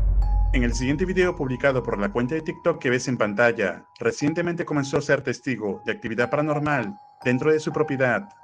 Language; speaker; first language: Spanish; native; Spanish